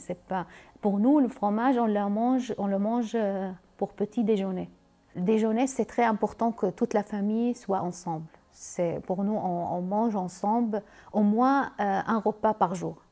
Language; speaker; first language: French; non-native, learner; Arabic